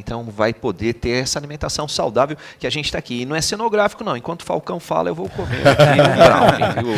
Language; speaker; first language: Portuguese; native; Portuguese